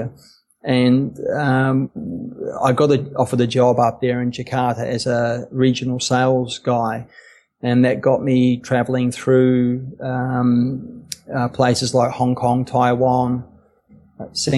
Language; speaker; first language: English; native; English